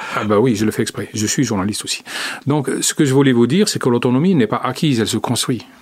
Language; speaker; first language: French; non-native, local second language; Arabic